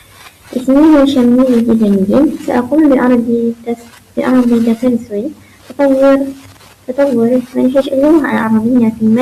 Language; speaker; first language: Arabic; non-native, learner; Malay